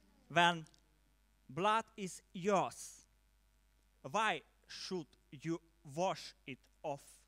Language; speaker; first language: English; non-native, learner; Ukrainian